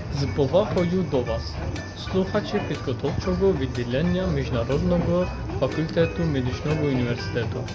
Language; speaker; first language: Ukrainian; non-native, learner; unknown